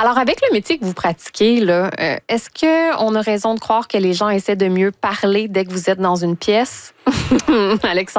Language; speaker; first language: French; native; French